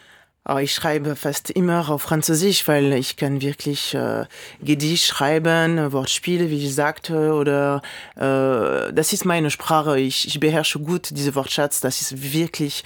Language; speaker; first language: German; non-native, fluent; French